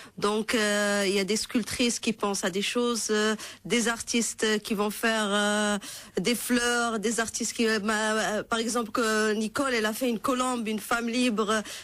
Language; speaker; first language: French; non-native, local second language; Arabic